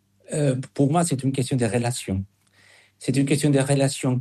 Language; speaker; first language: French; non-native, fluent; Spanish